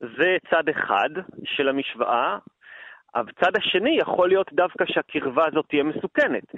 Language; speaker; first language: Hebrew; native; Hebrew